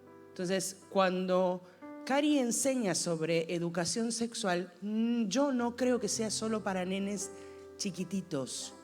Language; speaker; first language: Spanish; native; Spanish